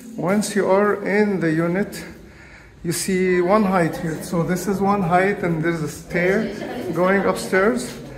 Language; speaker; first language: English; non-native, fluent; Arabic